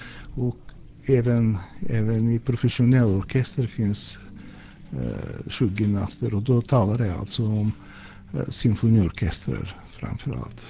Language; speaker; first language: Swedish; non-native, fluent; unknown